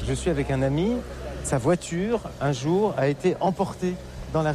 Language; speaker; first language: French; native; French